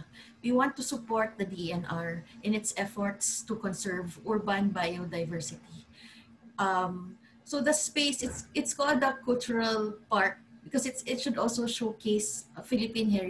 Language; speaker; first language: English; non-native, local second language; Cebuano